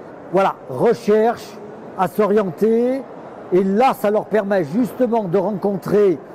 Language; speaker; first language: French; native; French